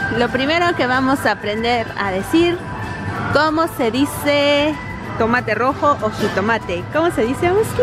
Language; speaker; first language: Spanish; native; Spanish